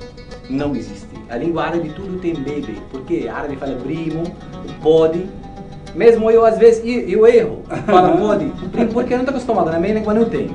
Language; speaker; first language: Portuguese; non-native, learner; Arabic